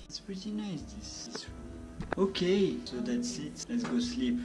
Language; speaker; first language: English; non-native, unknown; French